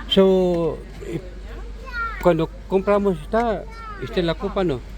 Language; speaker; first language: Spanish; non-native, learner; Filipino